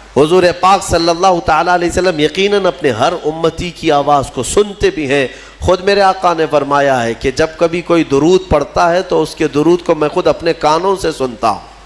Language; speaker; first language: Urdu; native; Urdu